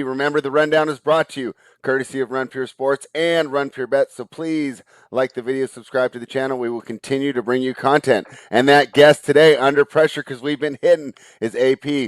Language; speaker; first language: English; native; English